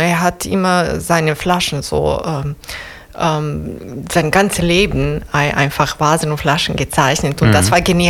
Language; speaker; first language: German; non-native, learner; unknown